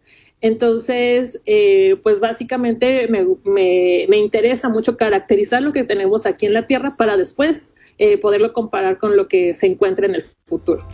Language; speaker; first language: Spanish; native; Spanish